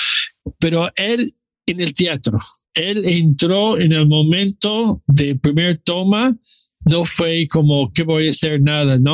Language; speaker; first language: Spanish; non-native, learner; English